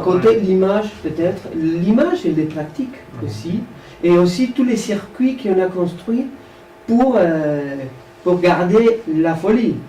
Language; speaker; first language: French; non-native, fluent; Spanish